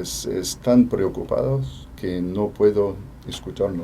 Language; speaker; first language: Spanish; non-native, fluent; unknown